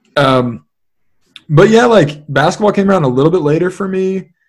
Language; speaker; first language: English; native; English